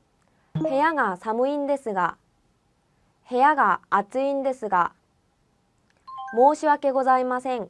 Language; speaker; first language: Japanese; non-native, fluent; Korean